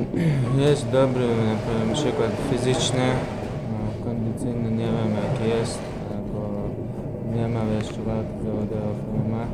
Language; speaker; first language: Polish; non-native, learner; Chechen